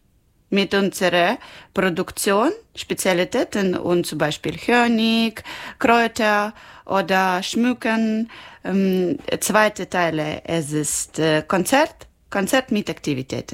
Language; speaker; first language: German; non-native, learner; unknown